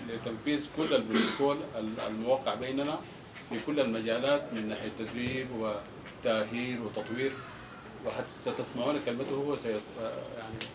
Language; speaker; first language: Arabic; native; Arabic